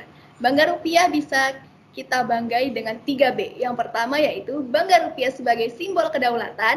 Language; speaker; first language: Indonesian; native; Indonesian